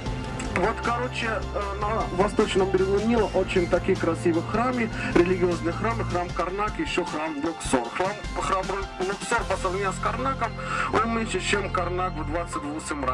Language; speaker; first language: Russian; non-native, fluent; Arabic